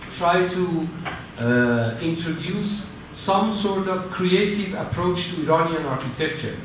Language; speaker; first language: English; non-native, fluent; Persian